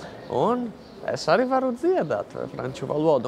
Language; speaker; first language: Latvian; non-native, learner; Italian